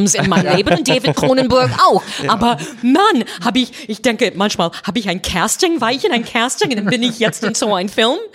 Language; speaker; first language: German; non-native, fluent; English